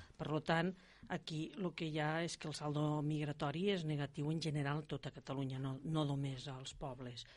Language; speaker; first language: Catalan; native; Catalan